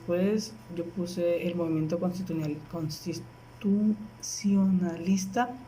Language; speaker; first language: Spanish; native; Spanish